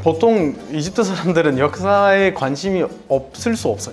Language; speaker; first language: Korean; non-native, fluent; Arabic